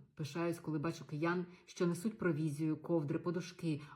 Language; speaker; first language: Ukrainian; native; Ukrainian